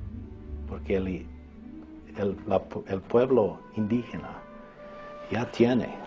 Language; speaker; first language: Spanish; non-native, fluent; English